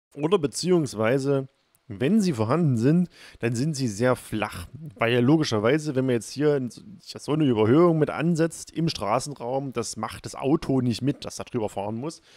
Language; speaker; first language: German; native; German